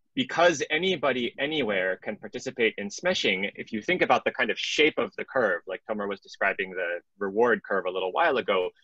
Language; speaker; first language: English; native; English